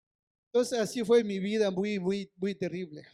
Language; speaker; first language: Spanish; non-native, local second language; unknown